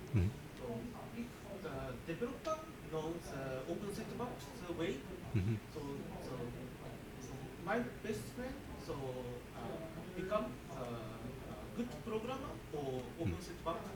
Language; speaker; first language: English; non-native, learner; Japanese